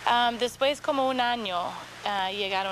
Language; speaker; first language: Spanish; non-native, fluent; English